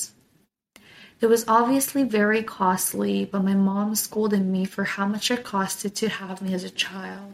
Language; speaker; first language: English; non-native, fluent; Korean